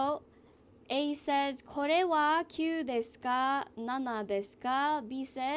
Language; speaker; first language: Japanese; non-native, fluent; English